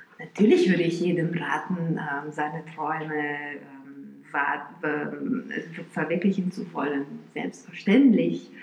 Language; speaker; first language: German; non-native, fluent; Romanian